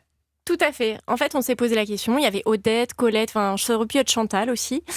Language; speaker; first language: French; native; French